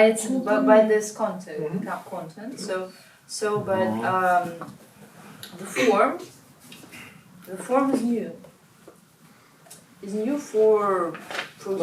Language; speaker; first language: English; non-native, learner; Russian